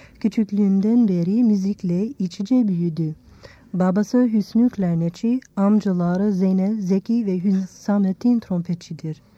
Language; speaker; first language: Turkish; non-native, fluent; English